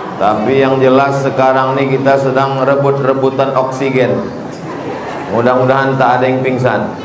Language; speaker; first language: Indonesian; native; Indonesian